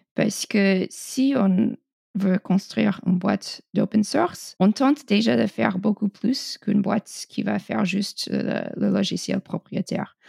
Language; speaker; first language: French; non-native, fluent; English